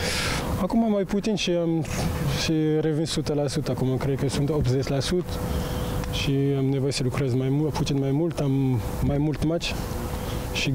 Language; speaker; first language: Romanian; non-native, learner; French